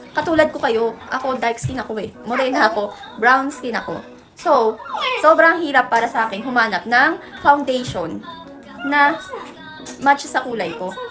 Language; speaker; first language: Filipino; native; Filipino